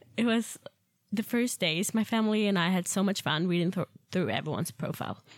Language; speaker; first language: English; non-native, fluent; Swedish